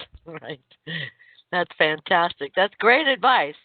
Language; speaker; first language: English; native; English